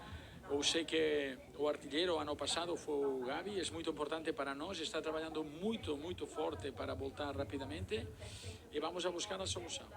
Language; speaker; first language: Portuguese; non-native, learner; Spanish